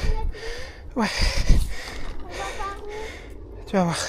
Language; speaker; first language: French; native; French